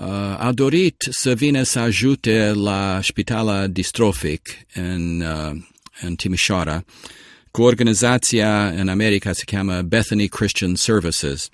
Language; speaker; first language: Romanian; early bilingual, heritage; Romanian